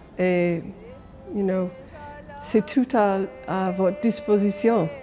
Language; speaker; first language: French; non-native, local second language; English